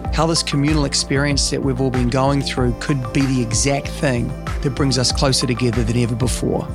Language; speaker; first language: English; native; English